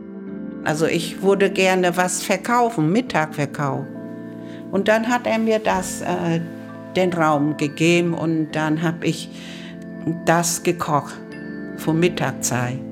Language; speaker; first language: German; non-native, learner; Vietnamese